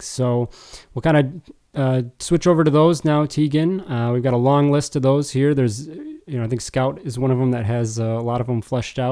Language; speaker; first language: English; native; English